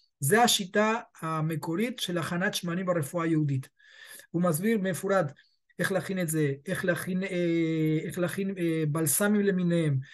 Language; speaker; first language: Hebrew; early bilingual, other home language; Spanish